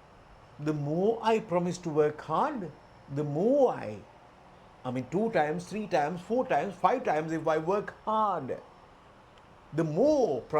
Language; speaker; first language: English; non-native, local second language; Sinhala